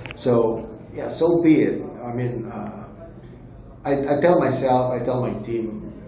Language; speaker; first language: English; non-native, fluent; Indonesian